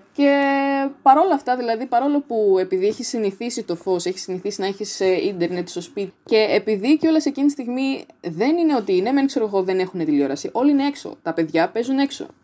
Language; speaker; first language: Greek; early bilingual, other home language; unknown